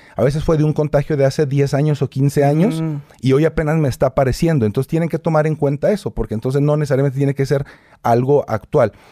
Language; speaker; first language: Spanish; native; Spanish